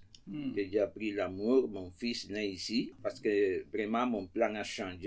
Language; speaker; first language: French; non-native, fluent; Spanish